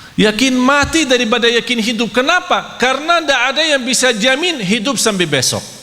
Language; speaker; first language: Malay; non-native, fluent; Arabic